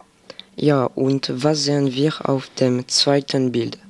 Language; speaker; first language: German; non-native, learner; French